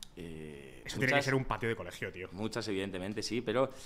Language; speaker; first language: Spanish; native; Spanish